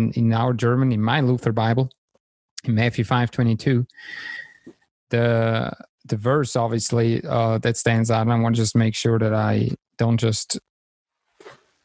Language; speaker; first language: English; non-native, fluent; German